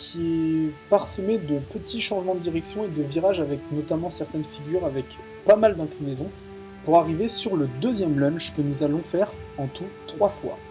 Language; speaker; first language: French; native; French